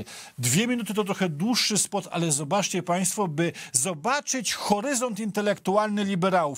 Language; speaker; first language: Polish; native; Polish